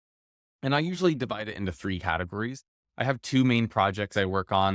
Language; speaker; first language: English; native; English